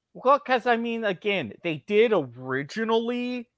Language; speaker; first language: English; native; English